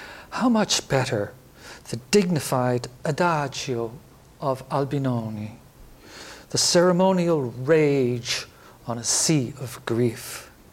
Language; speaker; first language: English; native; English